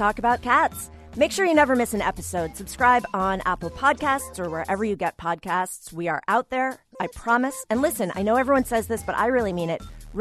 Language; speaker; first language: English; native; English